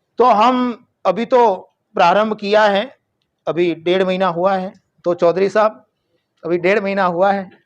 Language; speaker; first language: Hindi; non-native, local second language; Gujarati